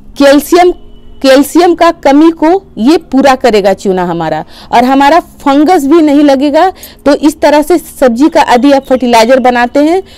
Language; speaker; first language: Hindi; native; Hindi